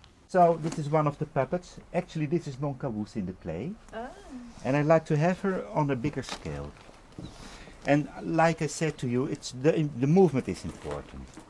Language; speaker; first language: English; non-native, fluent; Dutch